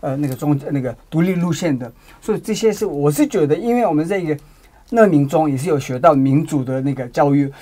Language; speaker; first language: Chinese; non-native, learner; Tibetan